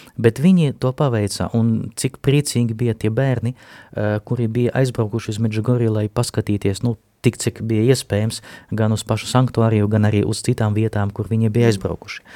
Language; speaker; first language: Latvian; non-native, local second language; Russian